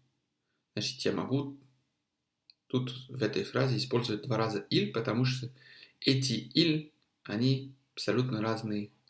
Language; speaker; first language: Russian; non-native, fluent; French